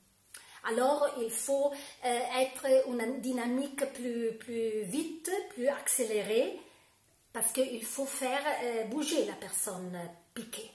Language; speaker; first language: French; non-native, fluent; Italian